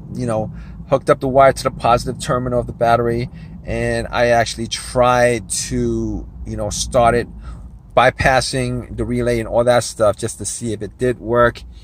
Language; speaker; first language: English; native; English